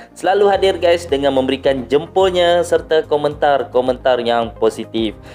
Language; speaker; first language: Malay; native; Malay